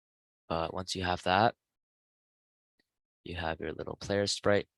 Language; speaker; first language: English; native; English